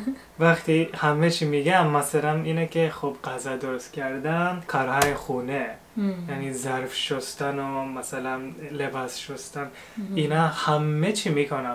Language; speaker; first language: Persian; non-native, fluent; Japanese